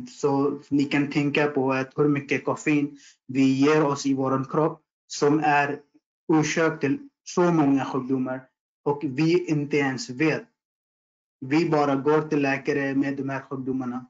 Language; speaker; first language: Swedish; non-native, fluent; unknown